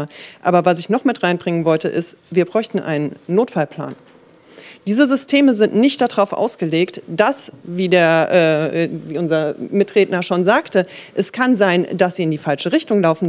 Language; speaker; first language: German; native; German